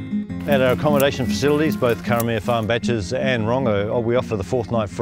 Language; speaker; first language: English; native; English